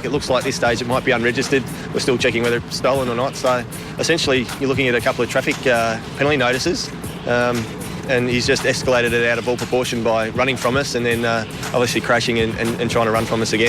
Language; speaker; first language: English; native; English